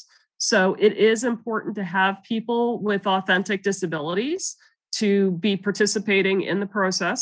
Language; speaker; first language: English; native; English